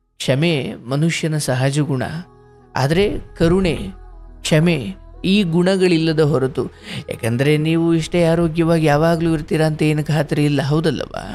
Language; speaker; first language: Kannada; native; Kannada